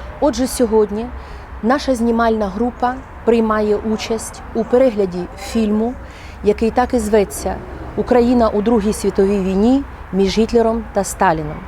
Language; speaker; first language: Ukrainian; native; Ukrainian